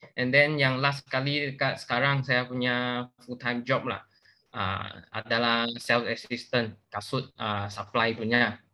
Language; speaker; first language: Malay; non-native, local second language; Chinese